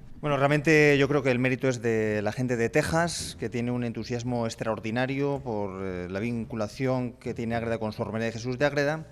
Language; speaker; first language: Spanish; native; Spanish